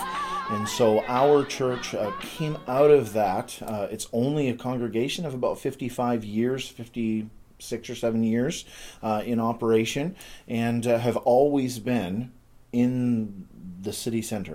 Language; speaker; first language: English; native; English